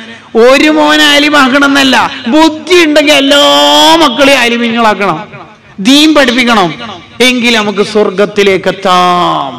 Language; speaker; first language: Malayalam; native; Malayalam